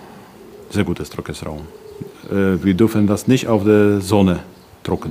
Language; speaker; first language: German; non-native, learner; Polish